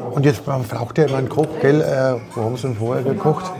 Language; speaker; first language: German; native; German